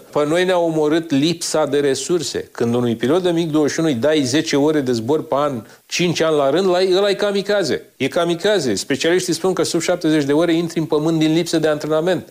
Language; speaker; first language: Romanian; native; Romanian